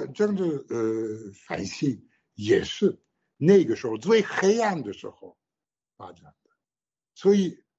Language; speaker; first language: Chinese; non-native, fluent; French